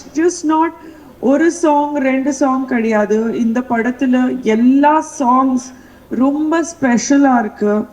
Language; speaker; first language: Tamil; non-native, local second language; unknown